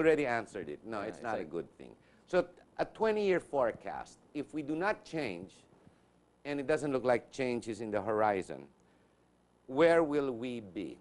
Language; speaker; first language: English; non-native, local second language; Filipino